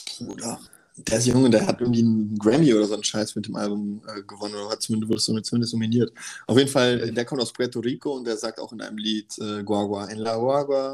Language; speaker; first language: German; native; German